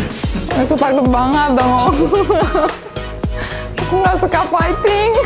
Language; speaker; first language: Indonesian; non-native, fluent; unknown